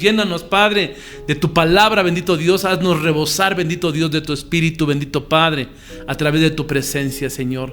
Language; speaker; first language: Spanish; native; Spanish